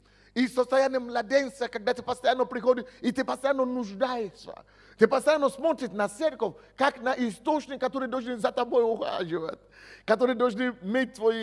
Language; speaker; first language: Russian; non-native, fluent; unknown